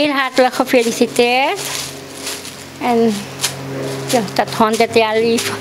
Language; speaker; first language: Dutch; non-native, local second language; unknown